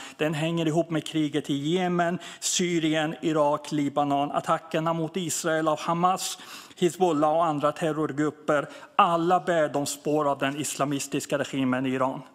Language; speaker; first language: Swedish; early bilingual, other home language; Persian